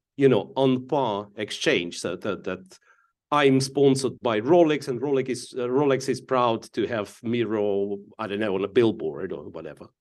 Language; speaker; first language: English; non-native, fluent; Russian